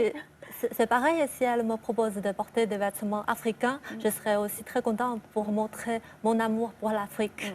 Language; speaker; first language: French; non-native, fluent; Chinese